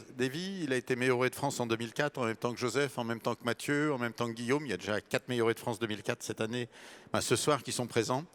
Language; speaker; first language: French; native; French